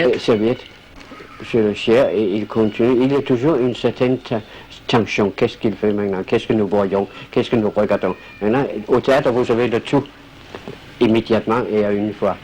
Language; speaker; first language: French; non-native, fluent; Danish